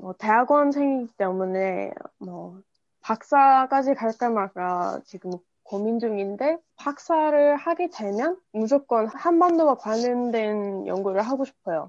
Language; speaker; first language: Korean; non-native, fluent; English